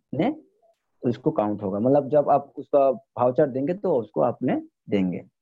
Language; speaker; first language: Hindi; non-native, local second language; Bangla